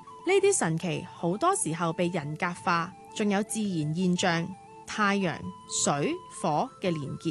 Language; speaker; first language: Chinese; non-native, local second language; Cantonese